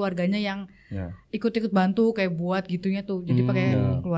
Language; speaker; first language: Indonesian; native; Indonesian